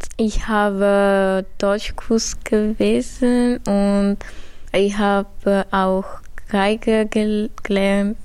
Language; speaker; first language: German; non-native, learner; Armenian